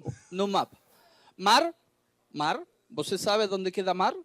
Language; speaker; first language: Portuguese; non-native, learner; Spanish